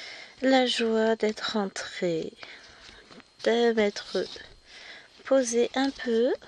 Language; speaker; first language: French; native; French